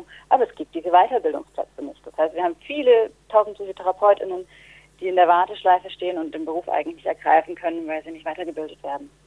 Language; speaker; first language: German; native; German